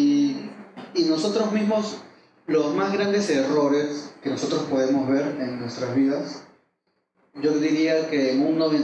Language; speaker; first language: Spanish; native; Spanish